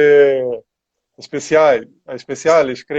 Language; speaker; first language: Spanish; non-native, learner; Portuguese